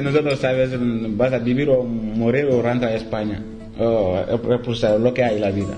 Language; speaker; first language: Spanish; non-native, learner; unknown